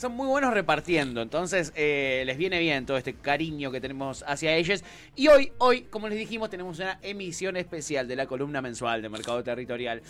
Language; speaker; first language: Spanish; native; Spanish